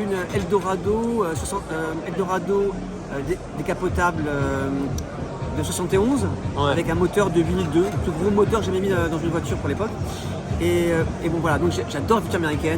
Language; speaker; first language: French; native; French